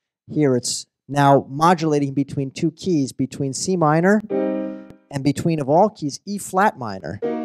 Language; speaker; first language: English; native; English